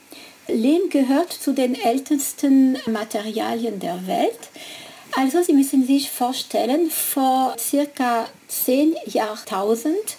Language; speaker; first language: German; non-native, fluent; French